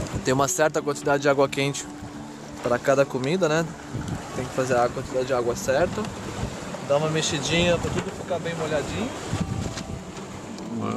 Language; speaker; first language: Portuguese; non-native, fluent; French